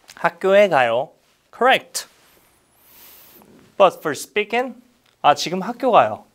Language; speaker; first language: Korean; non-native, fluent; English